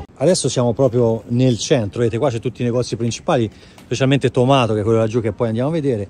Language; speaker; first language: Italian; native; Italian